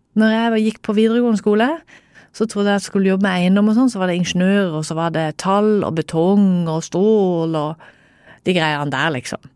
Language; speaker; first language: Norwegian; native; Norwegian